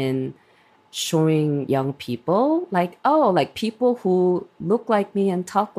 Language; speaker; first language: English; non-native, fluent; Korean